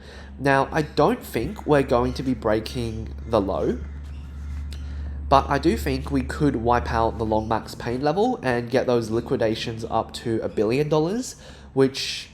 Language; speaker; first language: English; native; English